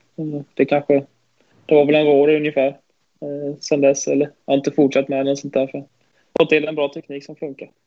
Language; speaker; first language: Swedish; native; Swedish